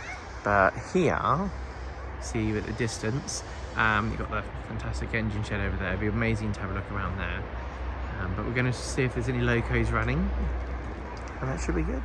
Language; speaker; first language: English; native; English